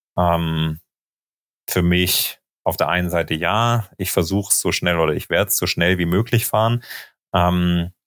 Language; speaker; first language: German; native; German